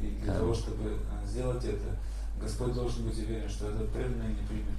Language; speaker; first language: Russian; native; Russian